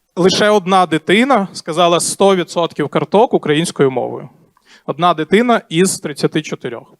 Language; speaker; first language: Ukrainian; non-native, local second language; Russian